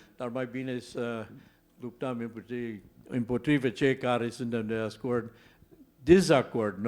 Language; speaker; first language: Romanian; non-native, learner; English